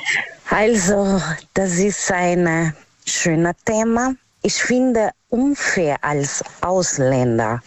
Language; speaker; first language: German; non-native, learner; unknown